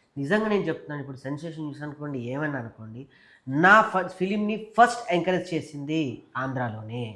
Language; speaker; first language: Telugu; native; Telugu